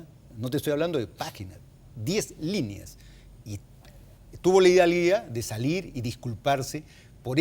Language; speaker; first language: Spanish; native; Spanish